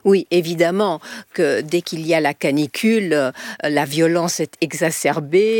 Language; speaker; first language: French; native; French